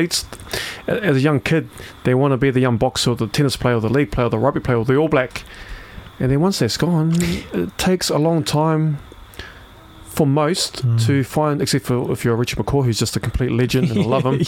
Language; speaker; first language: English; native; English